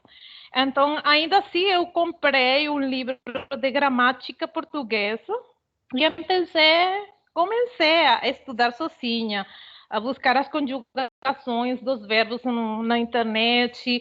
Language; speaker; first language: Portuguese; non-native, fluent; Spanish